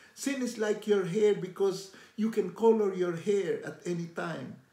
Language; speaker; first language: English; non-native, local second language; Filipino